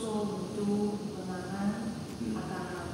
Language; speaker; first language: Indonesian; non-native, learner; Chinese